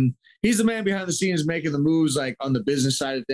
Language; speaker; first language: English; native; English